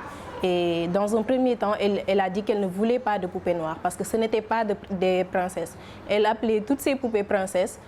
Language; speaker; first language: French; non-native, local second language; Wolof